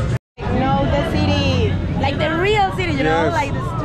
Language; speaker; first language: English; non-native, learner; Spanish